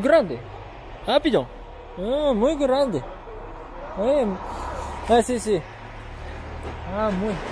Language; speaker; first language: Spanish; non-native, learner; Japanese